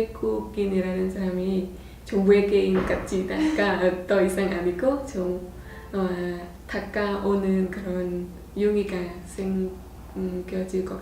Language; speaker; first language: Korean; non-native, fluent; Khmer